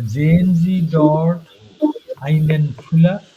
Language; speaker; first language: German; non-native, fluent; Bangla